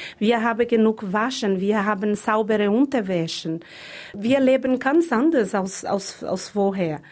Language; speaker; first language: German; non-native, fluent; Portuguese